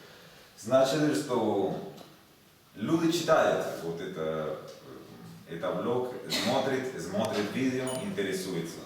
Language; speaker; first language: Russian; non-native, learner; Spanish